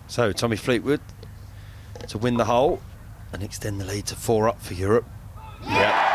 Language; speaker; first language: English; native; English